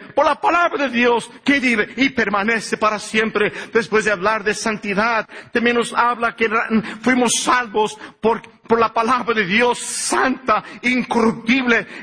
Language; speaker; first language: Spanish; early bilingual, heritage; Spanish